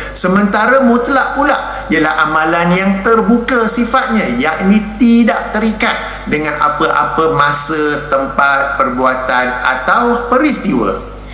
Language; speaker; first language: Malay; native; Malay